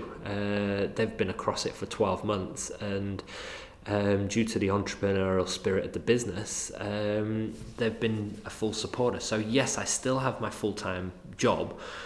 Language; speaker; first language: English; native; English